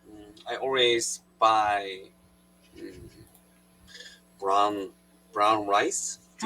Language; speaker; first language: English; non-native, learner; Korean